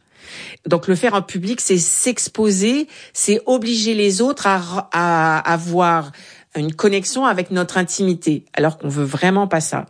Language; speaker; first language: French; native; French